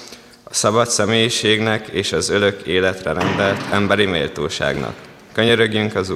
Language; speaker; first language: Hungarian; native; Hungarian